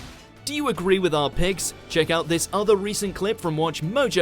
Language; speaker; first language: English; native; English